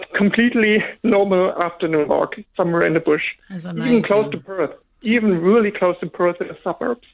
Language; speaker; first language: English; non-native, fluent; German